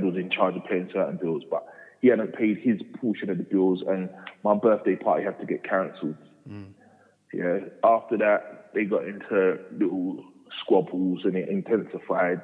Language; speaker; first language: English; native; English